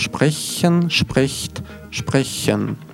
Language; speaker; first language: German; non-native, fluent; Russian